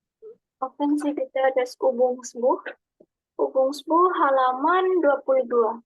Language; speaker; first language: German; non-native, fluent; Indonesian